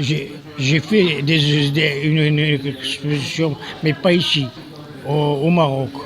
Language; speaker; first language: French; non-native, local second language; Arabic